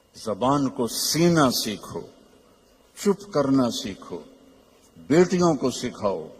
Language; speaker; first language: Urdu; non-native, local second language; Punjabi